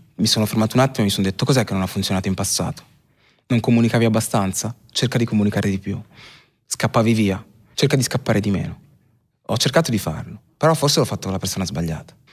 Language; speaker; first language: Italian; early bilingual, other home language; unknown